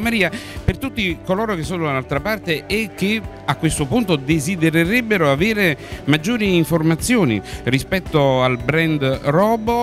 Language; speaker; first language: Italian; native; Italian